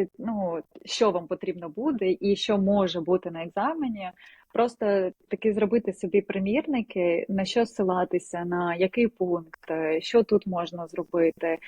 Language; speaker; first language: Ukrainian; non-native, local second language; Russian